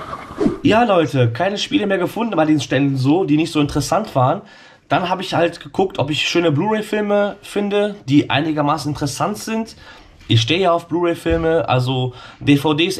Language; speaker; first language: German; native; German